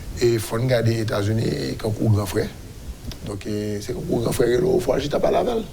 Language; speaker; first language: French; non-native, local second language; Haitian Creole